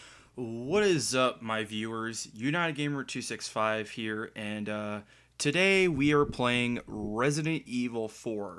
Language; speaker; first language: English; native; English